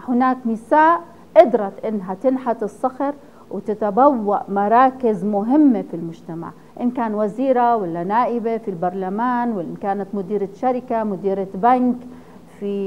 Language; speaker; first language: Arabic; native; Arabic